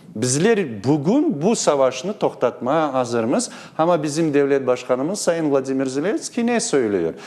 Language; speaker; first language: Turkish; non-native, learner; Crimean Tatar